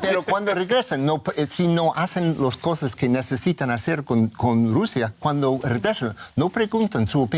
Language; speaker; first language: Spanish; non-native, learner; English